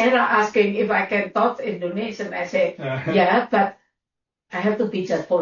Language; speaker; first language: English; non-native, learner; Indonesian